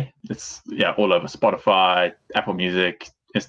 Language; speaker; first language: English; native; English